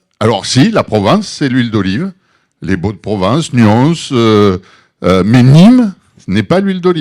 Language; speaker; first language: French; native; French